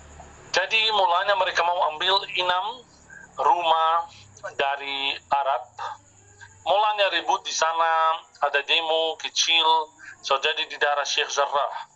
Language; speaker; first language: Indonesian; non-native, fluent; Arabic